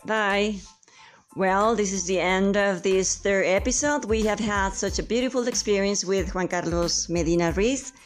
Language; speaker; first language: English; non-native, fluent; Spanish